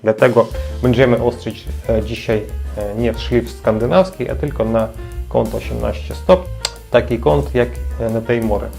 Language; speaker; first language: Polish; non-native, learner; Ukrainian